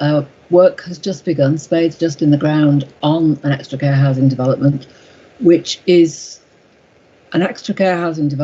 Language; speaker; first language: English; native; English